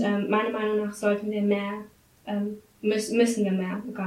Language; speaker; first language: German; non-native, learner; English